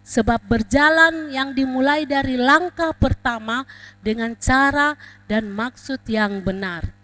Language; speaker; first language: Indonesian; native; Indonesian